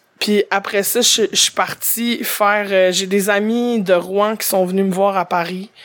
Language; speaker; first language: French; native; French